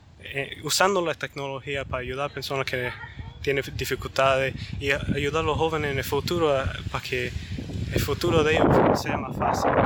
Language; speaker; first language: Spanish; early bilingual, heritage; Spanish